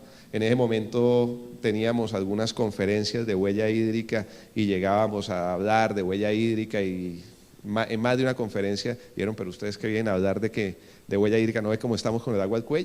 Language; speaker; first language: Spanish; native; Spanish